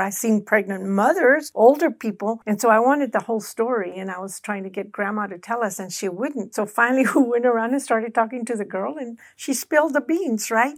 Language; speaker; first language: English; early bilingual, other home language; Spanish